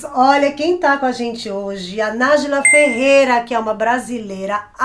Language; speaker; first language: Portuguese; native; Portuguese